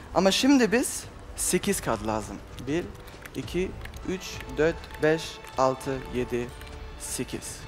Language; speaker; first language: Turkish; non-native, learner; German